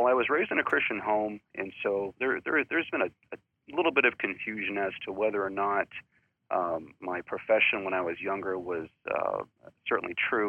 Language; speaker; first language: English; native; English